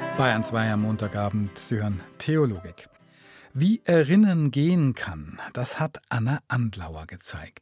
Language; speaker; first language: German; native; German